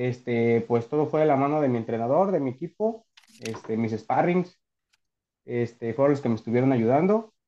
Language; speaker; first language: Spanish; native; Spanish